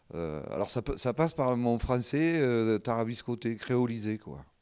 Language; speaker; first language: French; non-native, local second language; Occitan